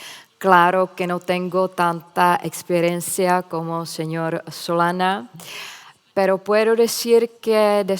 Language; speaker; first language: Spanish; non-native, fluent; Czech